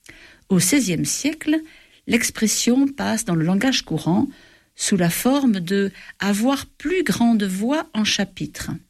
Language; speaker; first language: French; native; French